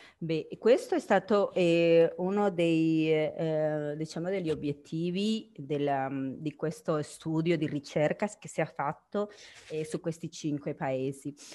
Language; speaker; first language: Italian; non-native, fluent; Spanish